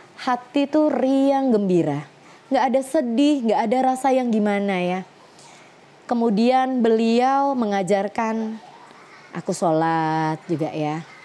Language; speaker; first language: Indonesian; native; Indonesian